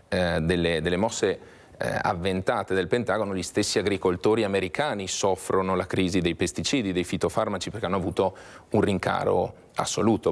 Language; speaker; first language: Italian; native; Italian